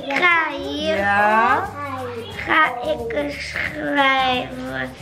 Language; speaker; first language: Dutch; early bilingual, other home language; Turkish